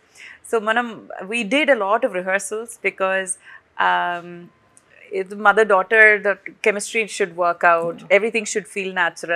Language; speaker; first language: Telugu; non-native, fluent; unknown